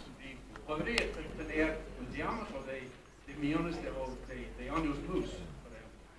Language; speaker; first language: Spanish; non-native, fluent; English